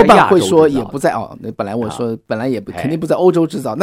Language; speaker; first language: Chinese; native; Chinese